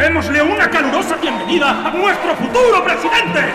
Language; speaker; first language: Spanish; native; Spanish